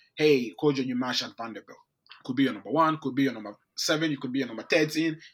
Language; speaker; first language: English; non-native, local second language; Akan